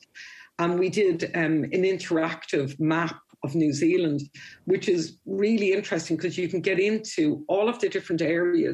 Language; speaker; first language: English; native; English